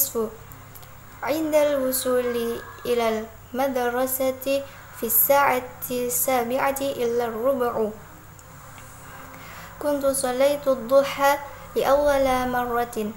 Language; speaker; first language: Arabic; non-native, learner; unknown